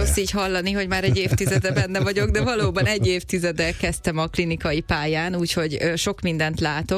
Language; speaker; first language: Hungarian; native; Hungarian